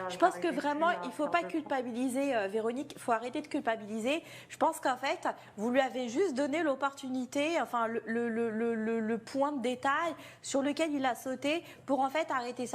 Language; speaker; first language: French; native; French